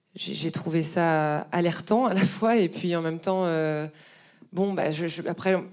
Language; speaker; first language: French; native; French